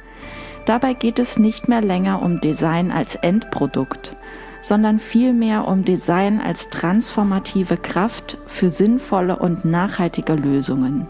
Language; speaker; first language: German; native; German